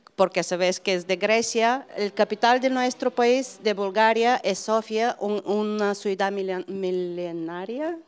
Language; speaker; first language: Spanish; non-native, fluent; Bulgarian